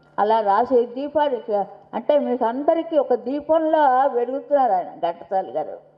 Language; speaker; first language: Telugu; native; Telugu